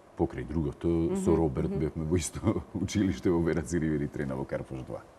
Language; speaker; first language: Macedonian; native; Macedonian